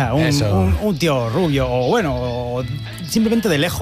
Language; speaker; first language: Spanish; native; Spanish